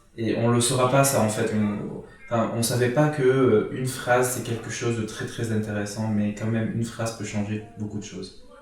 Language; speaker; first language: French; non-native, local second language; Arabic